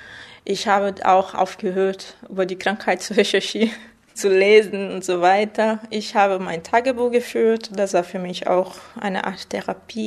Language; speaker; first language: German; non-native, fluent; Portuguese